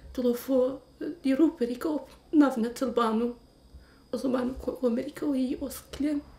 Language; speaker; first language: Norwegian; non-native, learner; Kurdish